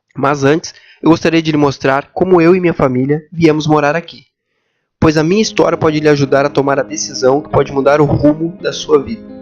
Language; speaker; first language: Portuguese; native; Portuguese